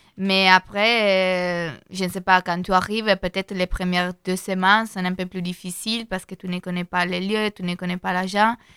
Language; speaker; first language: French; non-native, learner; Italian